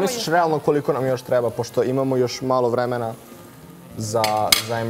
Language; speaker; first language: Serbian; native; Serbian